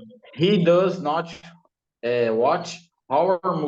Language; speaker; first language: English; non-native, learner; Portuguese